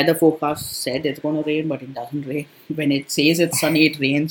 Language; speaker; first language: English; non-native, local second language; Kannada